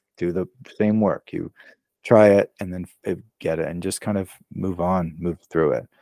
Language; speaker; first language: English; native; English